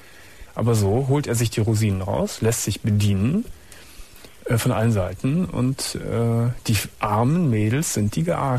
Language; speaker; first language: German; native; German